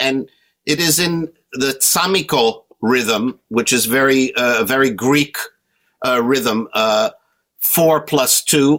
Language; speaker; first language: English; native; English